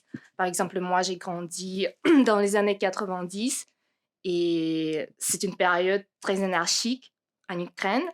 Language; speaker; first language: French; non-native, fluent; Russian